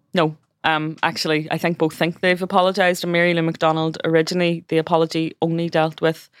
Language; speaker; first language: English; native; English